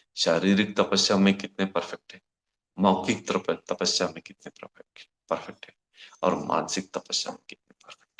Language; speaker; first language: Hindi; non-native, local second language; Kannada